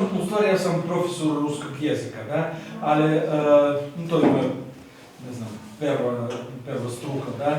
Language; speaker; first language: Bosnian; non-native, fluent; Russian